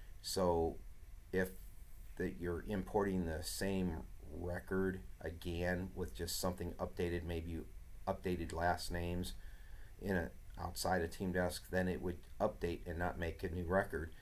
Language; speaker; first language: English; native; English